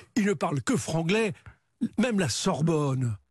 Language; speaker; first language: French; native; French